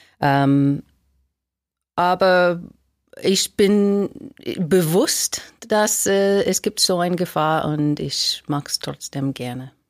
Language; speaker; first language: German; non-native, fluent; English